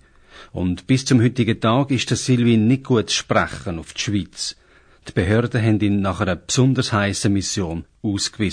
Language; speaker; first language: German; native; German